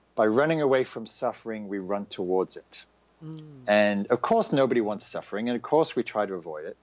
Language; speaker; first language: English; native; English